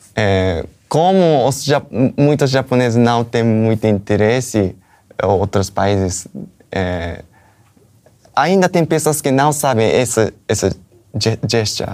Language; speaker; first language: Portuguese; non-native, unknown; Japanese